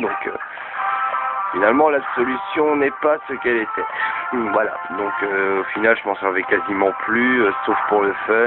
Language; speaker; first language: French; native; French